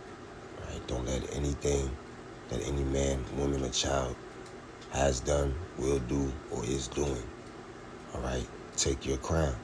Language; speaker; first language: English; native; English